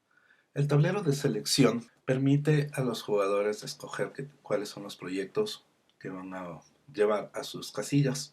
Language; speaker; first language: Spanish; native; Spanish